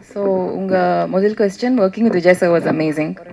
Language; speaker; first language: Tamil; non-native, learner; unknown